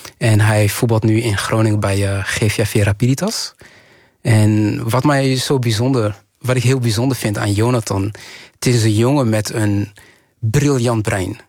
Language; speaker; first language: Dutch; early bilingual, other home language; Kinyarwanda